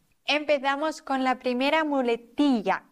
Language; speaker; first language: Spanish; non-native, fluent; German